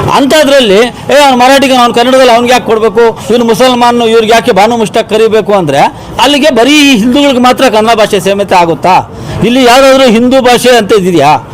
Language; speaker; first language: Kannada; non-native, local second language; Urdu